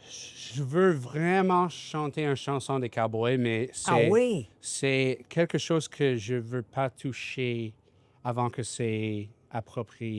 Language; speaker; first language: French; non-native, learner; English